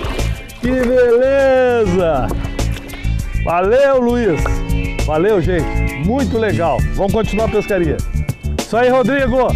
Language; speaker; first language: Portuguese; native; Portuguese